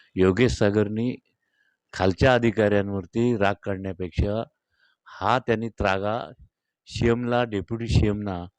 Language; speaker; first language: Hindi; non-native, local second language; Marathi